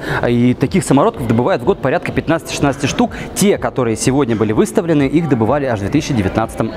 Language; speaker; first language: Russian; native; Russian